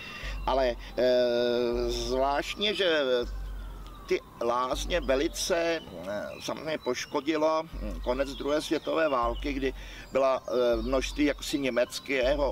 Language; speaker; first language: Czech; native; Czech